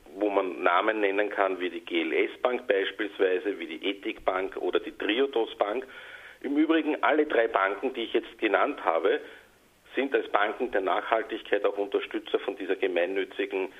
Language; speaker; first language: German; native; German